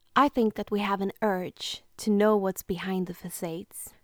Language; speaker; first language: English; non-native, fluent; Swedish